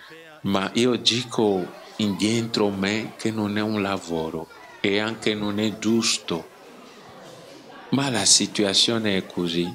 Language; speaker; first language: Italian; non-native, learner; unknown